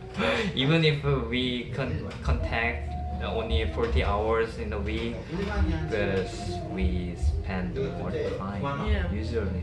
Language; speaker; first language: English; non-native, learner; Korean